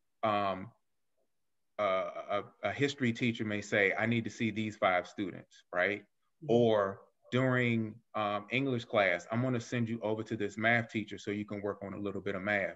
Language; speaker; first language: English; native; English